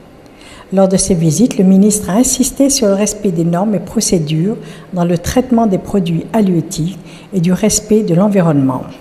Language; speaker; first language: French; non-native, local second language; Arabic